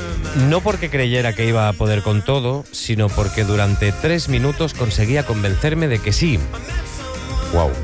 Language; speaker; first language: Spanish; native; Spanish